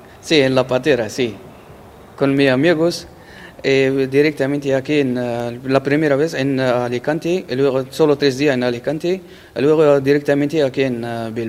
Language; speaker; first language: Spanish; non-native, learner; Arabic